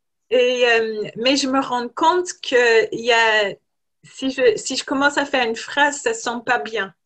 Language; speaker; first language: French; non-native, fluent; English